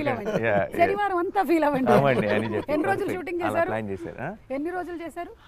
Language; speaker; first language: Telugu; native; Telugu